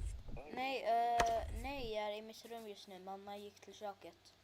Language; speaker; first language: Swedish; early bilingual, other home language; Turkish